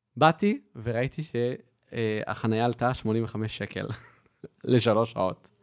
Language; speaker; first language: Hebrew; native; Hebrew